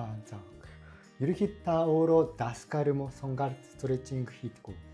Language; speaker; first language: Mongolian; non-native, fluent; Japanese